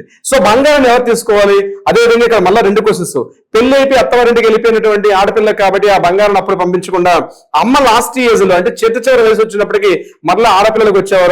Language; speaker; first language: Telugu; native; Telugu